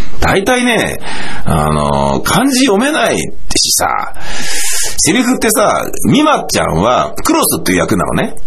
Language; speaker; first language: Japanese; native; Japanese